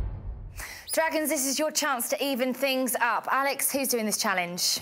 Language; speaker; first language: English; native; English